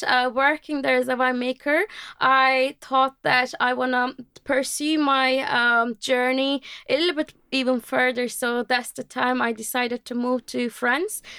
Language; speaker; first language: English; non-native, fluent; Turkish